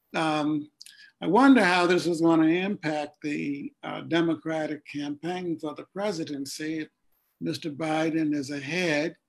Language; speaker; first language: English; native; English